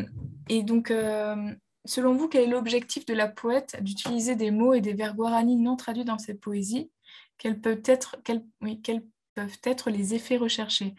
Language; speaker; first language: French; native; French